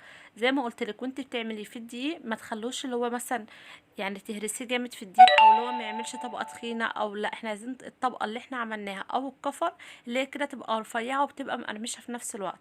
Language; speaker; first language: Arabic; native; Arabic